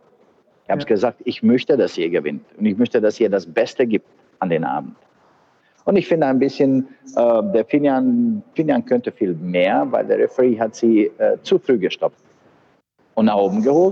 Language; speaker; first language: German; non-native, fluent; Bosnian